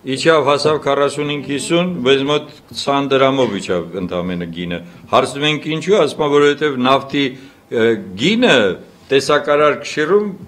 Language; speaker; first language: Armenian; native; Armenian